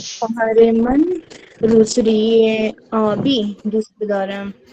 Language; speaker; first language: Persian; non-native, learner; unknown